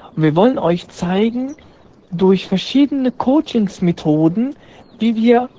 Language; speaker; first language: German; non-native, fluent; Arabic